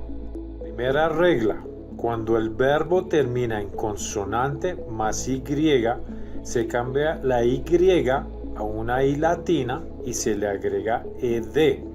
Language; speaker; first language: Spanish; non-native, fluent; English